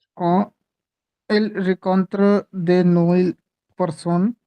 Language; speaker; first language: French; non-native, learner; Hindi